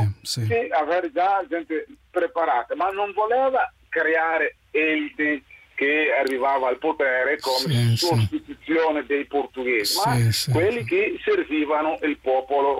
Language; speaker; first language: Italian; non-native, fluent; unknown